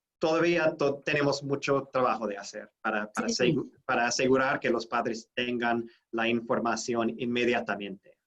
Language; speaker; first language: Spanish; non-native, fluent; English